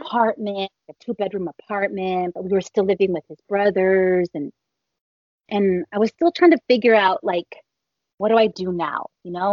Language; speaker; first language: English; early bilingual, other home language; Spanish